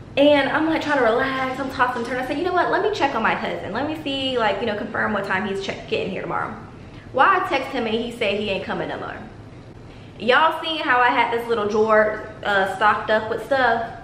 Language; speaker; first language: English; native; English